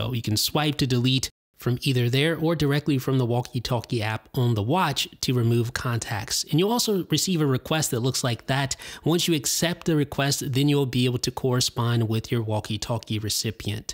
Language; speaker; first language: English; native; English